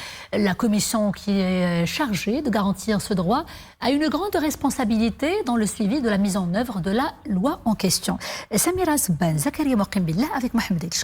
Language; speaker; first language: French; non-native, local second language; Arabic